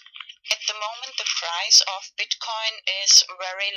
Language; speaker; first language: English; non-native, fluent; Spanish